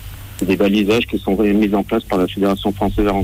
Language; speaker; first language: French; native; French